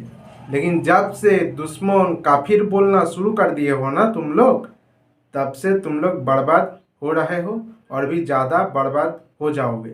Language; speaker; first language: Hindi; non-native, local second language; Bangla